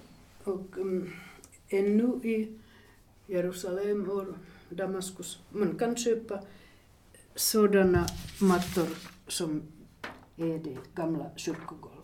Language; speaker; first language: Swedish; non-native, fluent; Finnish